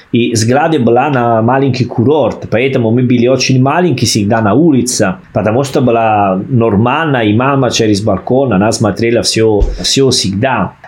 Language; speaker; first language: Russian; non-native, fluent; Italian